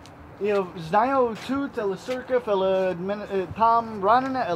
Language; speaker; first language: Russian; non-native, learner; English